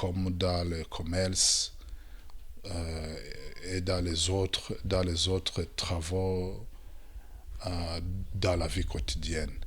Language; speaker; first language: French; non-native, local second language; Kinyarwanda